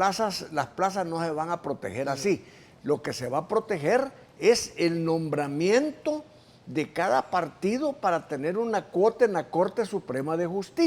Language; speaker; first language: Spanish; native; Spanish